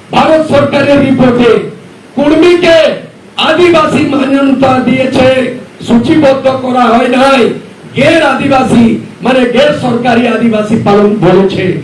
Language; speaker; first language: Bangla; non-native, local second language; Santali